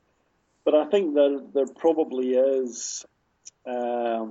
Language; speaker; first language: English; native; English